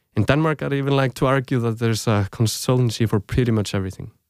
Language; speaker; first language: English; non-native, fluent; Icelandic